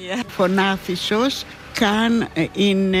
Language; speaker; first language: German; non-native, learner; Greek